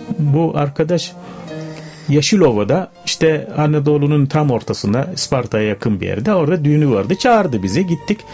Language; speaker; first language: Turkish; non-native, fluent; Arabic